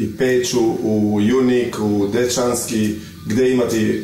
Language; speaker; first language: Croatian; non-native, local second language; Albanian